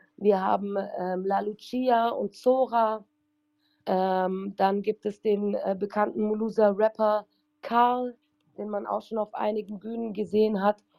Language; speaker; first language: German; native; German